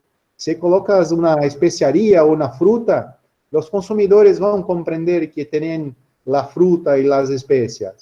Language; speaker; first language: Spanish; non-native, learner; Portuguese